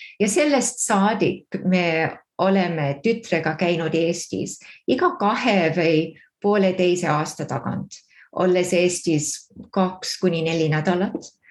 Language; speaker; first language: Estonian; early bilingual, heritage; Estonian